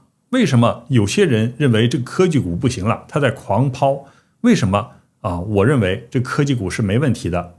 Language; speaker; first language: Chinese; native; Chinese